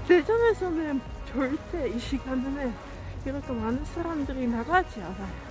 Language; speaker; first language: Korean; non-native, fluent; Dutch